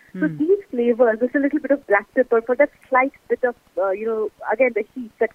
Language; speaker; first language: English; native; English